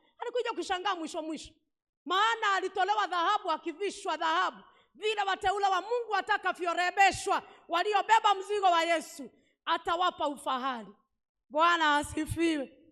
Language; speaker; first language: Swahili; non-native, local second language; Kikuyu